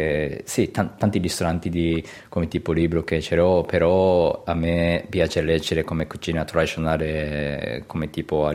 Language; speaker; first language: Italian; non-native, learner; Japanese